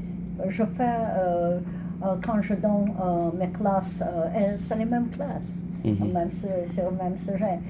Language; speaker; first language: French; non-native, learner; English